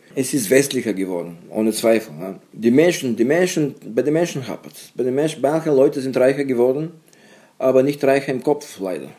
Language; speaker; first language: German; non-native, fluent; Bulgarian